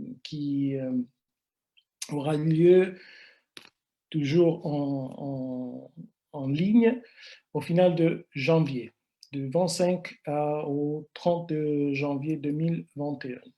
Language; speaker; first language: French; non-native, fluent; Italian